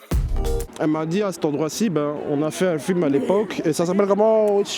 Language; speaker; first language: French; native; French